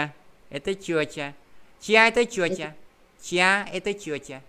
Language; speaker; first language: Russian; non-native, fluent; Vietnamese